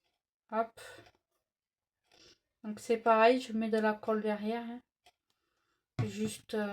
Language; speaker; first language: French; native; French